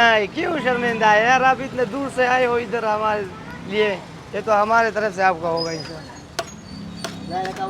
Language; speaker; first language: Hindi; non-native, local second language; Pashto